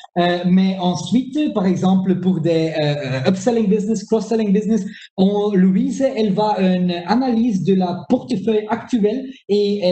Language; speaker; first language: French; non-native, local second language; Dutch